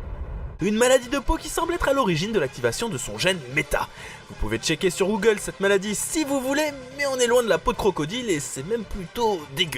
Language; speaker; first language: French; native; French